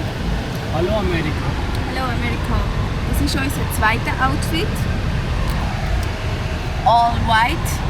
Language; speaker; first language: German; early bilingual, other home language; Tamil